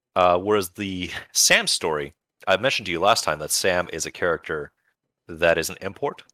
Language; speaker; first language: English; early bilingual, other home language; Russian